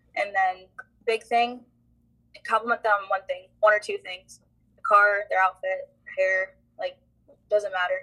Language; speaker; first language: English; native; English